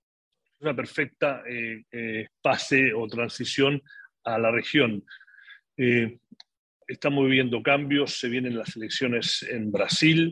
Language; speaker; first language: Spanish; native; Spanish